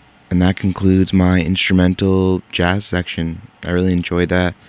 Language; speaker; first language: English; native; English